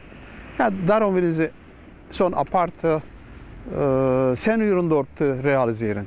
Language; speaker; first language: Dutch; non-native, fluent; Turkish